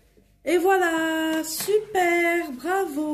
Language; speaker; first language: French; native; French